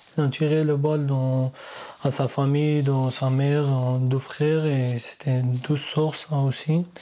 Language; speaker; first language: French; non-native, learner; Pashto